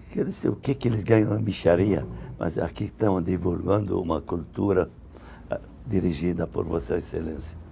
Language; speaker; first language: Portuguese; non-native, fluent; Arabic